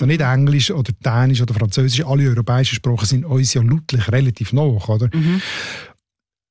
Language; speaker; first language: German; native; German